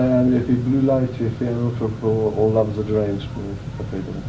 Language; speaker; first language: French; non-native, fluent; English